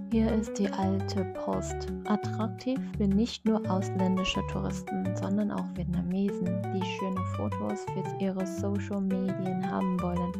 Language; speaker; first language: German; non-native, fluent; Vietnamese